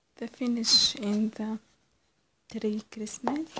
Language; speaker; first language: English; non-native, learner; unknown